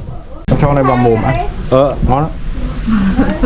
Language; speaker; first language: Vietnamese; non-native, learner; Korean